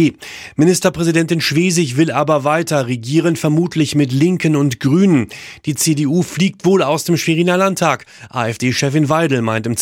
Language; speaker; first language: German; native; German